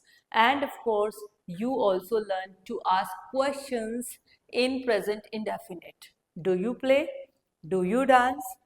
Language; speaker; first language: English; non-native, local second language; Hindi